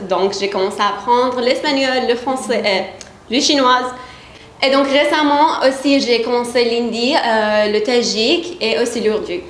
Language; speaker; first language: French; non-native, fluent; Persian